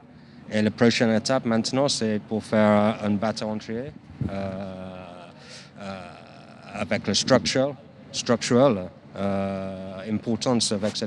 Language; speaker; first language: French; non-native, learner; English